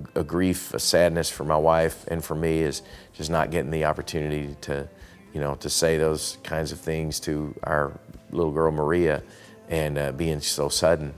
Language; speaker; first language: English; native; English